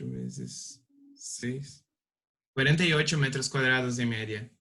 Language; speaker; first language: Spanish; non-native, learner; Portuguese